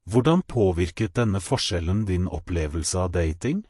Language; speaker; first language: Norwegian; non-native, fluent; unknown